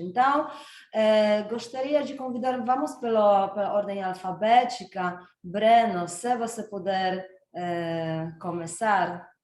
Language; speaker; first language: Portuguese; non-native, fluent; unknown